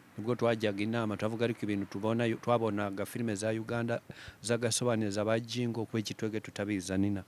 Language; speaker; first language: Kinyarwanda; early bilingual, heritage; Kinyarwanda